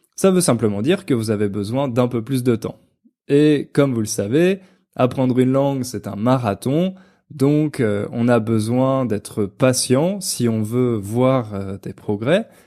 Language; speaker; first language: French; native; French